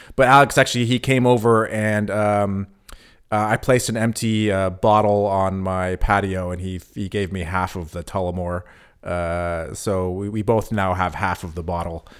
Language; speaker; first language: English; native; English